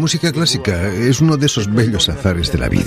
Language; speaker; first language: Spanish; native; Spanish